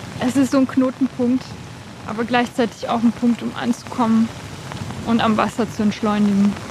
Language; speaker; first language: German; early bilingual, other home language; Bosnian